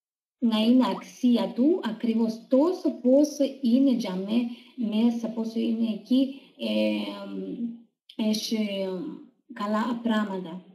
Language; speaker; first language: Greek; non-native, learner; Russian